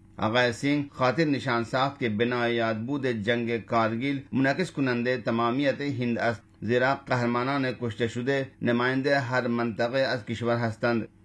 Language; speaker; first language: Persian; non-native, fluent; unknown